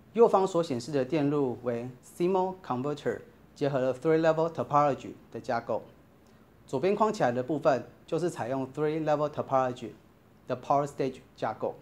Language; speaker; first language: Chinese; native; Chinese